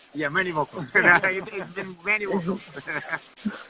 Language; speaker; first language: English; non-native, fluent; Russian